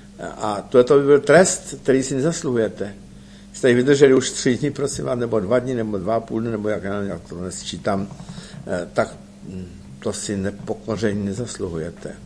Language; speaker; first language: Czech; native; Czech